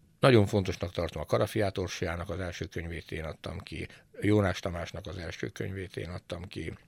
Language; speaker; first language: Hungarian; native; Hungarian